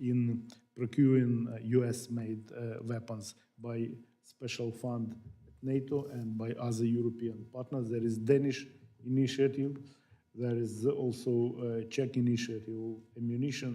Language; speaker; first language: English; non-native, fluent; Ukrainian